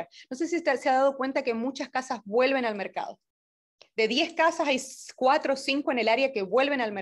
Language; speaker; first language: Spanish; native; Spanish